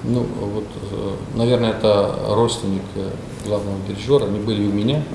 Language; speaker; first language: Russian; non-native, local second language; Romanian